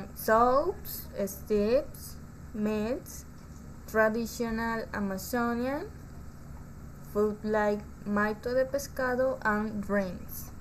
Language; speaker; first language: English; non-native, learner; Spanish